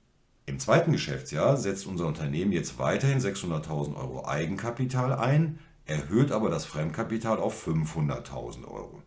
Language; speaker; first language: German; native; German